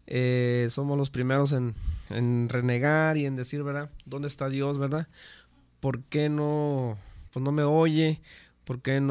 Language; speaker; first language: Spanish; native; Spanish